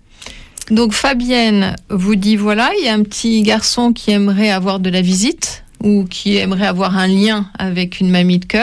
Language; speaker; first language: French; native; French